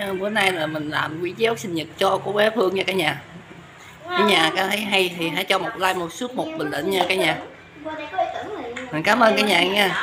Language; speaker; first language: Vietnamese; native; Vietnamese